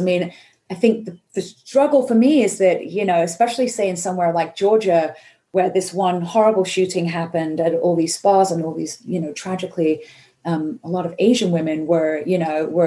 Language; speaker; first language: English; native; English